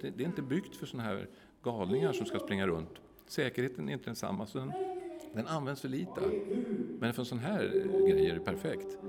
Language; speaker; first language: Swedish; native; Swedish